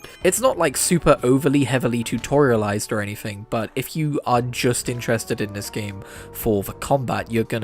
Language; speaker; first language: English; native; English